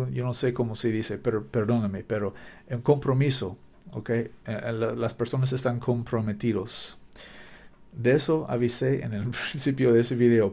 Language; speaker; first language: Spanish; non-native, learner; English